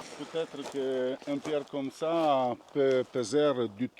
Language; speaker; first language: French; non-native, learner; Italian